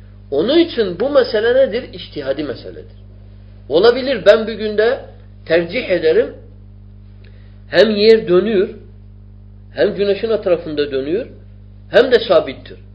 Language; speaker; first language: Turkish; non-native, fluent; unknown